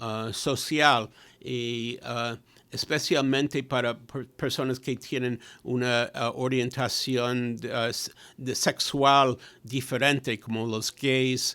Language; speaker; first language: Spanish; non-native, fluent; English